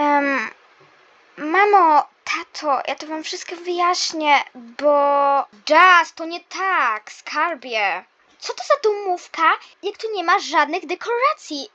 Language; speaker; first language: Polish; native; Polish